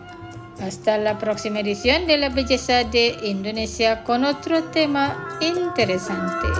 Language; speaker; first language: Spanish; non-native, fluent; Indonesian